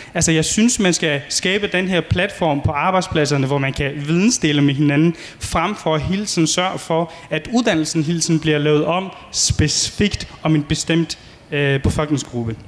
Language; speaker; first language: Danish; early bilingual, other home language; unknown